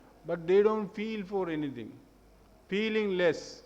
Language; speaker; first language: English; non-native, local second language; Tamil